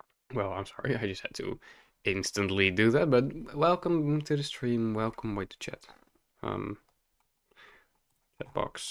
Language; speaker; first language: English; non-native, fluent; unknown